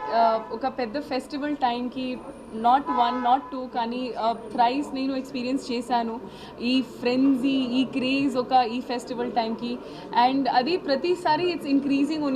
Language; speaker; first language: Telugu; non-native, learner; Hindi